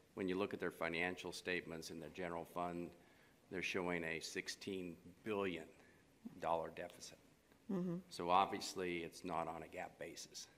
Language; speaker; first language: English; native; English